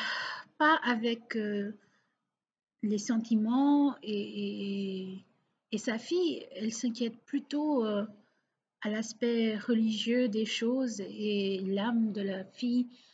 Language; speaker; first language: French; non-native, local second language; Portuguese